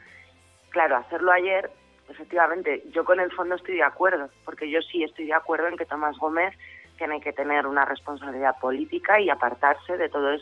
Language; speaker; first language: Spanish; native; Spanish